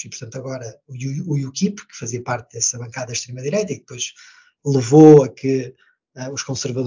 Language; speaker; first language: Portuguese; native; Portuguese